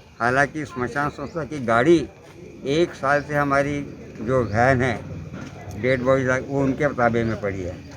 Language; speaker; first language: Hindi; non-native, local second language; Marathi